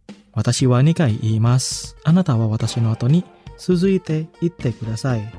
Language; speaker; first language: Japanese; non-native, fluent; Indonesian